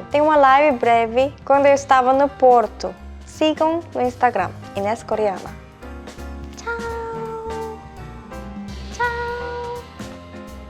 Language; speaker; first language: Portuguese; non-native, fluent; Korean